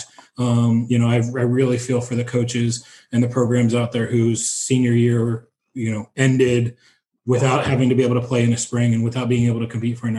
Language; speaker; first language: English; native; English